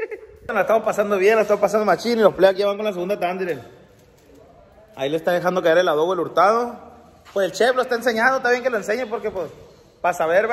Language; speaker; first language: Spanish; native; Spanish